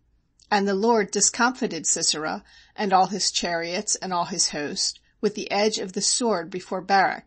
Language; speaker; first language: English; native; English